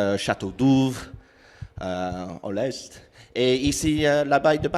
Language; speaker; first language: French; non-native, learner; English